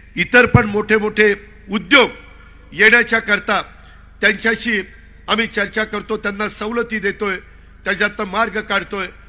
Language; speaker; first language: Marathi; native; Marathi